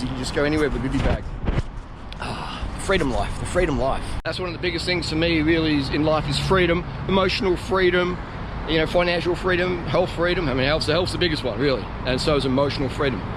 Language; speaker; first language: English; native; English